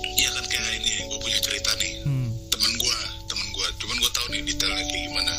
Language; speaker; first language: Indonesian; native; Indonesian